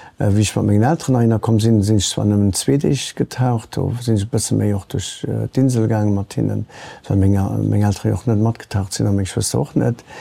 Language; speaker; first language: Luxembourgish; early bilingual, other home language; Portuguese